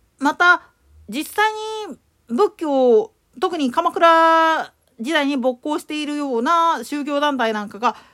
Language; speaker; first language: Japanese; native; Japanese